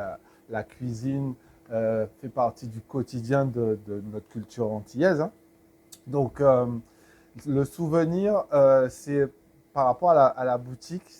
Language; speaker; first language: French; native; French